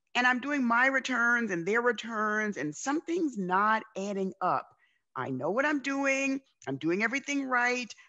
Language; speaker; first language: English; native; English